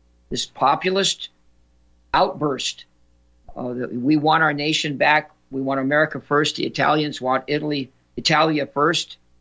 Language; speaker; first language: English; native; English